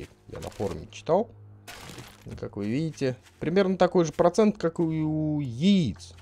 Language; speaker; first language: Russian; native; Russian